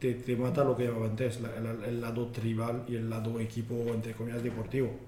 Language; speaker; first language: Spanish; non-native, fluent; French